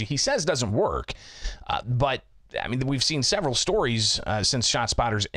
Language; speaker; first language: English; native; English